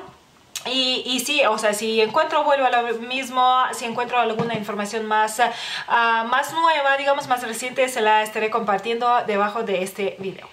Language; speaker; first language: Spanish; non-native, fluent; Lithuanian